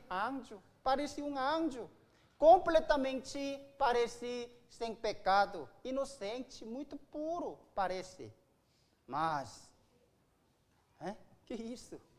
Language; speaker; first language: Portuguese; non-native, learner; Korean